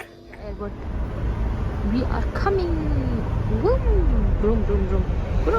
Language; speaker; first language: English; non-native, learner; Tibetan